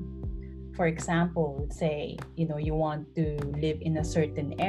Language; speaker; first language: English; non-native, local second language; Filipino